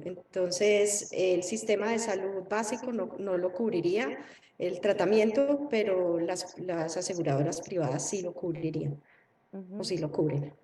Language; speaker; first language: Spanish; native; Spanish